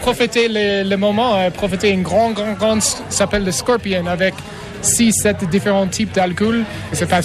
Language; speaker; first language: French; non-native, fluent; English